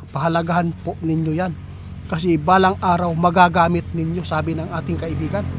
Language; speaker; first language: Filipino; non-native, local second language; Cebuano